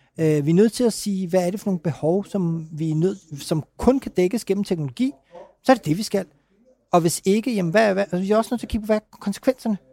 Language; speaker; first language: Danish; early bilingual, other home language; Urdu